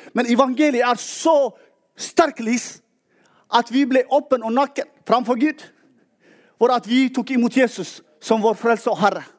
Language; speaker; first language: Norwegian; non-native, fluent; Tigrinya